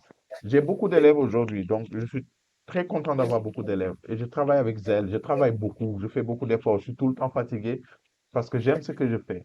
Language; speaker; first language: French; non-native, fluent; Portuguese